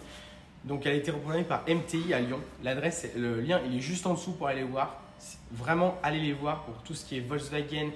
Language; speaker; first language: French; native; French